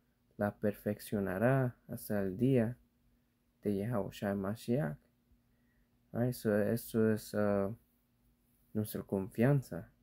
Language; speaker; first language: Spanish; early bilingual, heritage; Spanish